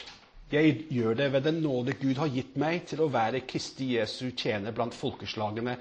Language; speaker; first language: Norwegian; non-native, fluent; English